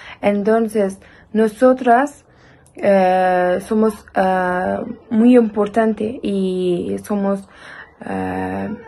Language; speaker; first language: Spanish; non-native, learner; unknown